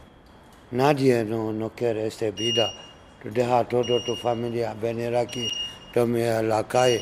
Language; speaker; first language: Spanish; non-native, learner; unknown